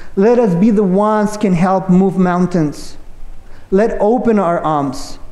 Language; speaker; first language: English; non-native, fluent; Spanish